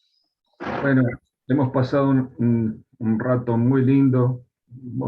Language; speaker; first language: Spanish; native; Spanish